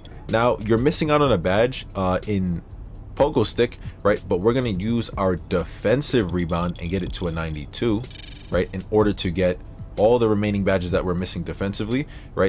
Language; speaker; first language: English; native; English